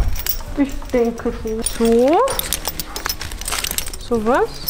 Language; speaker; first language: German; native; German